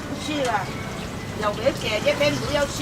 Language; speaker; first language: Chinese; non-native, local second language; Vietnamese